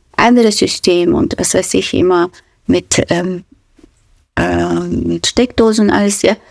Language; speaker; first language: German; non-native, fluent; Russian